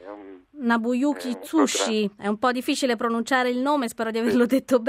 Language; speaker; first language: Italian; native; Italian